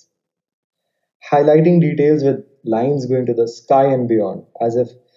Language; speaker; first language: English; non-native, local second language; Hindi